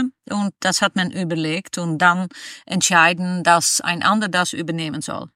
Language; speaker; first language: German; non-native, fluent; Dutch